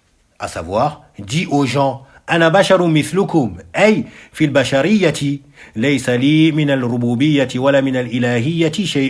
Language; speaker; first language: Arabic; non-native, fluent; French